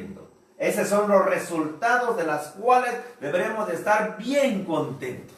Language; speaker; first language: Spanish; native; Spanish